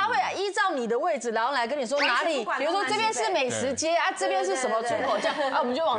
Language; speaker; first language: Chinese; native; Chinese